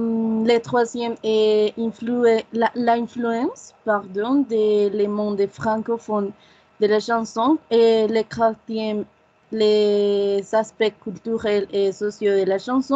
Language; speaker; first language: French; non-native, learner; Spanish